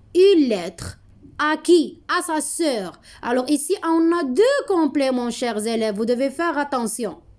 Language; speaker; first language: French; non-native, local second language; Arabic